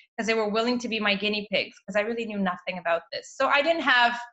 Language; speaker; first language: English; native; English